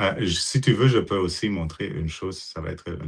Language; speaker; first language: French; non-native, fluent; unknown